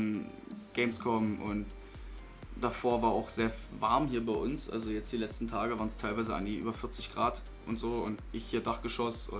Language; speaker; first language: German; native; German